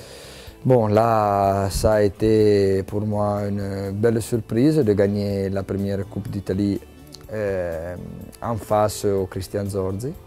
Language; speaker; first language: French; non-native, local second language; Italian